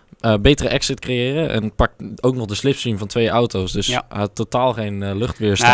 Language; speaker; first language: Dutch; native; Dutch